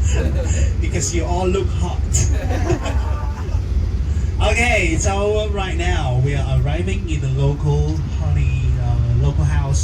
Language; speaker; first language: English; non-native, fluent; Vietnamese